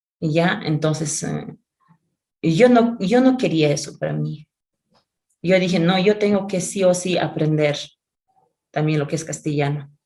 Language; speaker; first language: Spanish; non-native, local second language; Quechua